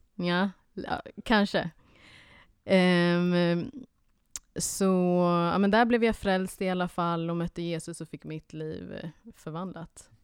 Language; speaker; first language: Swedish; early bilingual, other home language; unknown